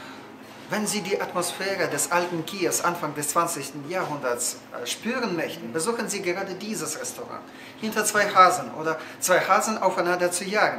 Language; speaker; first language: German; non-native, fluent; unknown